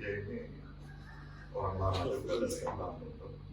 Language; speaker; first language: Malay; non-native, local second language; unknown